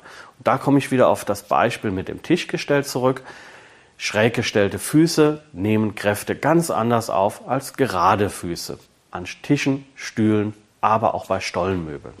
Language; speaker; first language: German; native; German